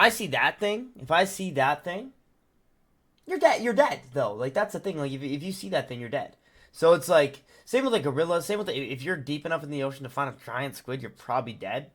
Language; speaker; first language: English; native; English